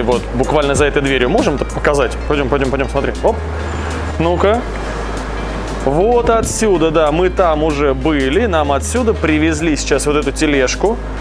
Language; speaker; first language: Russian; native; Russian